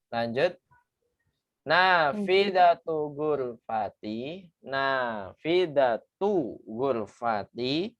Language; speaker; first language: Arabic; non-native, fluent; Indonesian